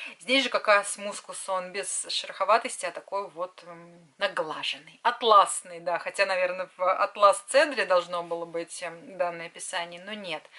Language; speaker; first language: Russian; native; Russian